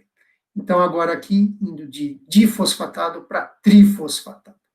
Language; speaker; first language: Portuguese; native; Portuguese